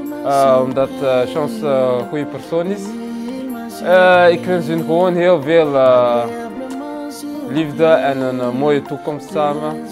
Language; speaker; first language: Dutch; early bilingual, other home language; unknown